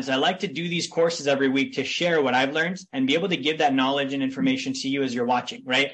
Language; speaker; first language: English; native; English